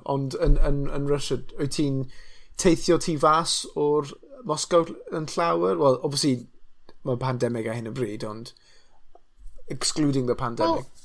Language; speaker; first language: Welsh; non-native, local second language; English